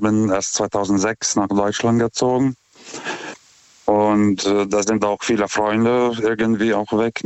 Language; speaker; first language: German; non-native, fluent; Lithuanian